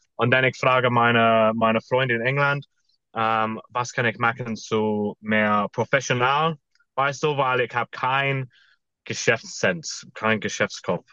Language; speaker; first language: German; non-native, learner; English